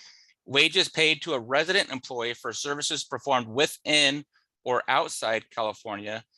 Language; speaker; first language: English; native; English